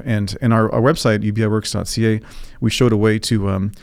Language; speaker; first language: English; native; English